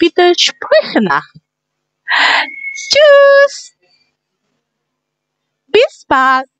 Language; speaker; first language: German; non-native, fluent; Indonesian